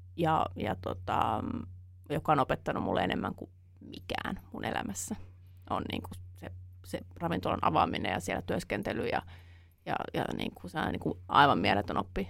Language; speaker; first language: Finnish; native; Finnish